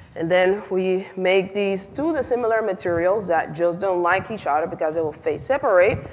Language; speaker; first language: English; non-native, fluent; Spanish